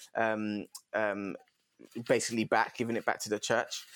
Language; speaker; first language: English; native; English